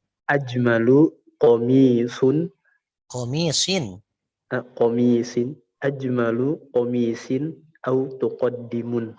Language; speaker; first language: Arabic; non-native, learner; Indonesian